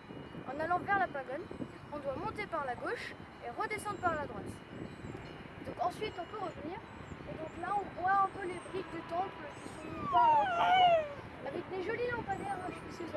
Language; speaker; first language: French; native; French